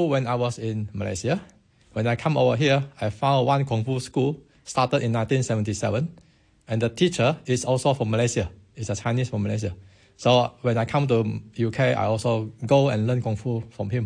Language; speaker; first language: English; non-native, local second language; Min Nan Chinese